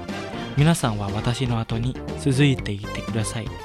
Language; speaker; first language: Japanese; non-native, fluent; Indonesian